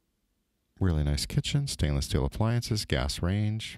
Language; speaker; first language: English; native; English